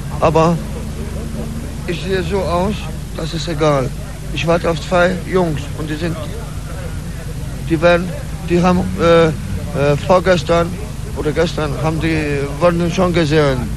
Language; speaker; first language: German; non-native, learner; Polish